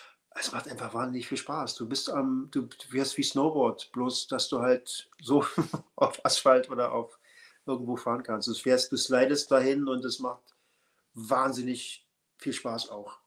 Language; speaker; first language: German; native; German